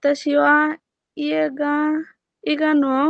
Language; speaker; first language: Japanese; non-native, learner; Bangla